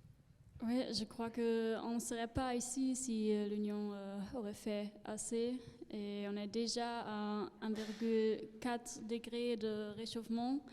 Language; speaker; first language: French; non-native, local second language; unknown